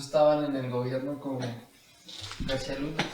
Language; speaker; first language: Spanish; native; Spanish